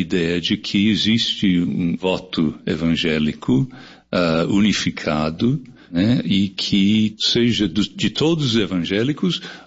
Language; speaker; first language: Portuguese; non-native, fluent; English